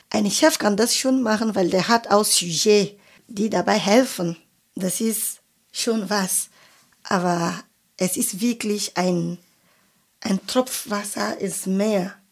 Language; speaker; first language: German; non-native, fluent; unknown